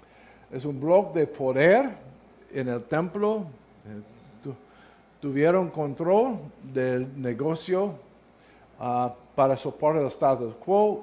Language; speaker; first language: Spanish; non-native, learner; English